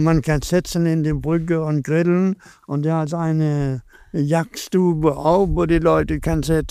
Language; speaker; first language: German; non-native, learner; Danish